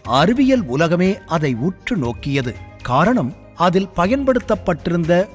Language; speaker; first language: Tamil; native; Tamil